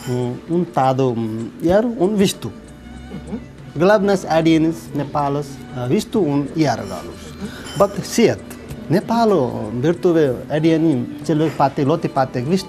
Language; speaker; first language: Latvian; non-native, learner; Nepali